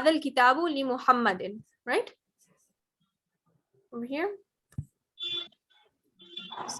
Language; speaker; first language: Arabic; non-native, fluent; English